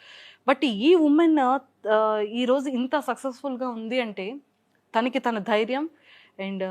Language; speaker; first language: Telugu; native; Telugu